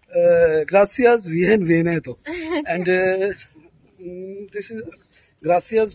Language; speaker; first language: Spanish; non-native, learner; Hindi